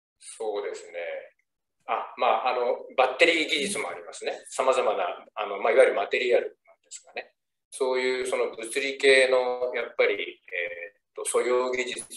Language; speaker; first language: Japanese; native; Japanese